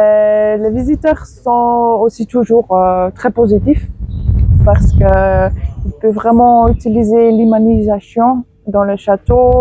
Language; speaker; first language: French; non-native, fluent; Dutch